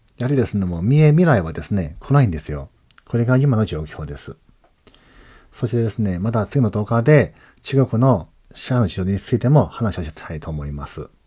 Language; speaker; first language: Japanese; non-native, fluent; Chinese